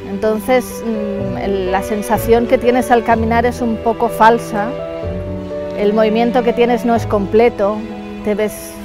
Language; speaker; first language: Spanish; native; Spanish